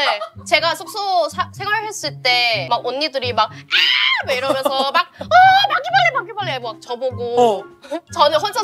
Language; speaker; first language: Korean; non-native, fluent; Thai